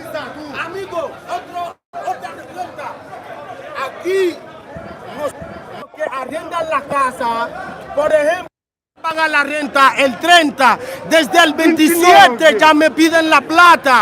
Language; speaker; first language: Spanish; non-native, learner; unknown